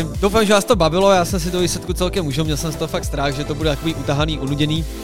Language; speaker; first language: Czech; native; Czech